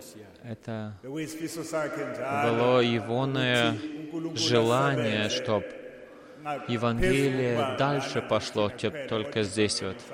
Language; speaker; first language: Russian; non-native, fluent; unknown